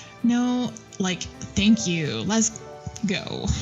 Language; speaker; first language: English; native; English